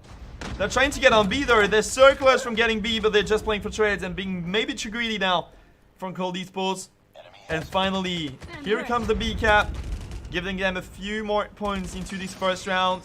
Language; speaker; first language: English; non-native, fluent; French